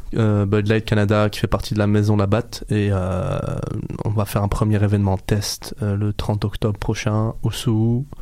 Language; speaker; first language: French; non-native, local second language; Arabic